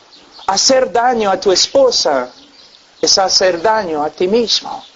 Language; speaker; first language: Spanish; non-native, fluent; English